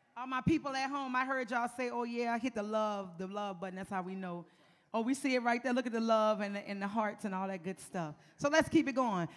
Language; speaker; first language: English; native; English